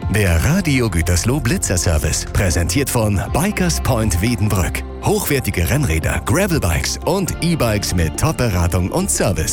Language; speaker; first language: German; native; German